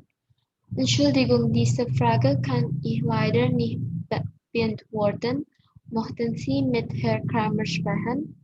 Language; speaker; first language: German; non-native, learner; Indonesian